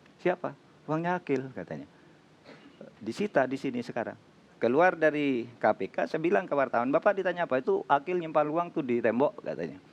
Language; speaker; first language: Indonesian; non-native, local second language; Madurese